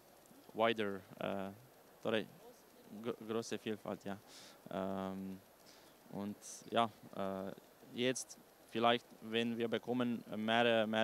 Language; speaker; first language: German; non-native, learner; Slovenian